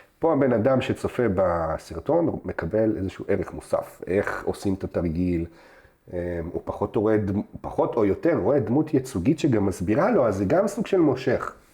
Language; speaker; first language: Hebrew; early bilingual, other home language; Russian